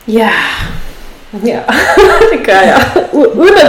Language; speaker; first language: Danish; native; Danish